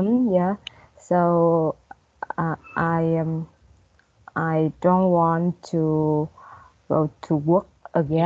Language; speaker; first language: English; non-native, learner; Vietnamese